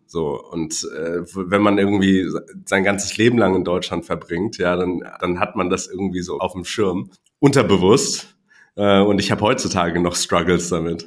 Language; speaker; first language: German; non-native, fluent; Cantonese